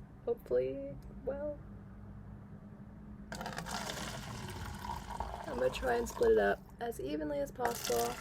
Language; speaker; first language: English; native; English